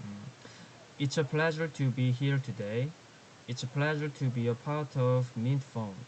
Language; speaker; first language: English; non-native, learner; Korean